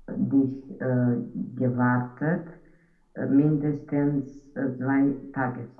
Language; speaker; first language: German; non-native, learner; Romanian